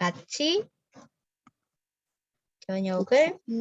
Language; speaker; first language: Korean; non-native, fluent; Indonesian